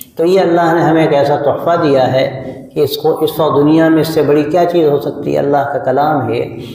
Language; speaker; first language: Urdu; native; Urdu